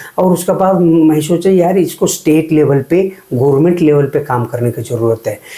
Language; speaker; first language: Hindi; non-native, local second language; Kannada